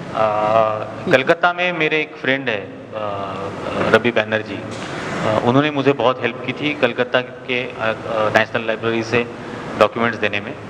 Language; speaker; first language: Hindi; non-native, local second language; Marathi